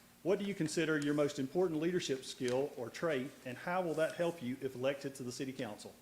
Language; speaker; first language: English; native; English